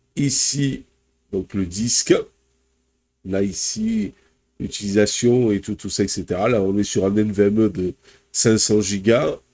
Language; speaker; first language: French; native; French